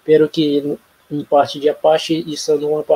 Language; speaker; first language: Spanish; non-native, learner; Portuguese